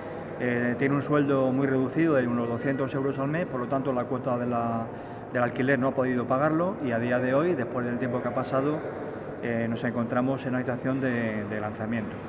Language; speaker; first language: Spanish; native; Spanish